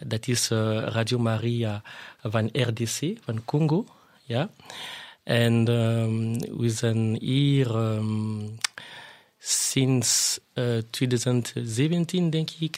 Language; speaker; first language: Dutch; non-native, fluent; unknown